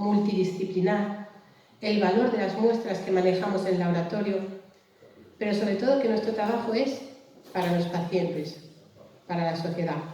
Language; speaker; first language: Spanish; native; Spanish